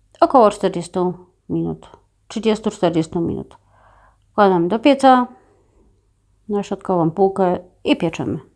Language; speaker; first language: Polish; native; Polish